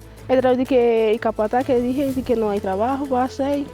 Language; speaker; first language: Spanish; non-native, learner; Haitian Creole